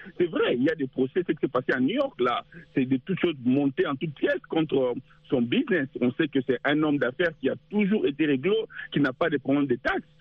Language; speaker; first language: French; non-native, local second language; Lingala